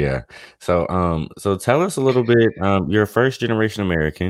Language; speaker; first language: English; native; English